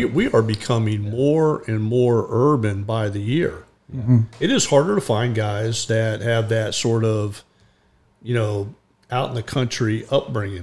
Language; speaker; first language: English; native; English